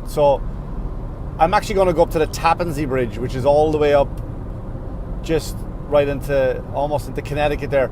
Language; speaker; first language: English; native; English